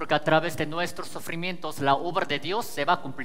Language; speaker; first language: Spanish; native; Spanish